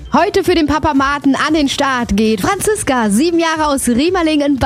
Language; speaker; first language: German; native; German